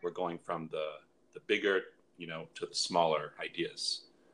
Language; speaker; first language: English; native; English